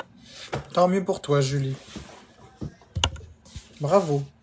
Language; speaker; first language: French; native; French